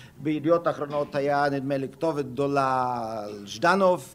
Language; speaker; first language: Hebrew; non-native, fluent; German